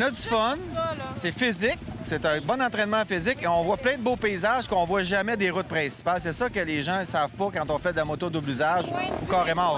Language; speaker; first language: French; native; French